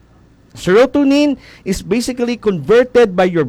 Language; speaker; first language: English; non-native, local second language; Hiligaynon